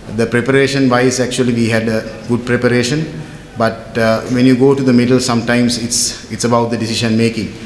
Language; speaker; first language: English; non-native, local second language; Sinhala